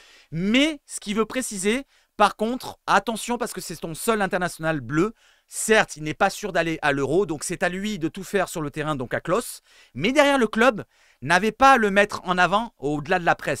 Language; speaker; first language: French; native; French